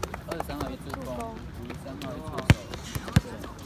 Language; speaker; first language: Chinese; native; Chinese